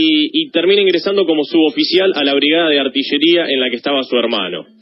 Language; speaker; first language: Spanish; native; Spanish